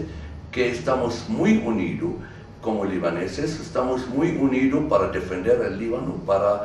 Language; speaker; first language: Spanish; non-native, fluent; Arabic